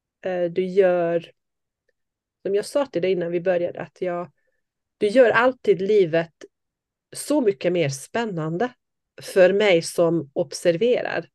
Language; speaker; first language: Swedish; non-native, fluent; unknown